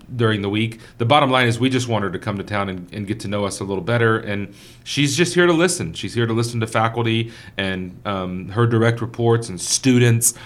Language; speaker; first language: English; native; English